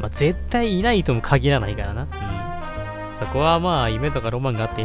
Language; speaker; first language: Japanese; native; Japanese